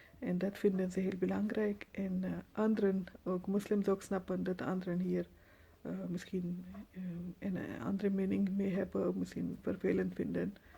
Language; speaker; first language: Dutch; non-native, fluent; Urdu